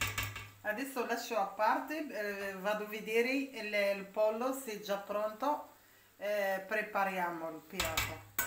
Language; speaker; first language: Italian; non-native, learner; Arabic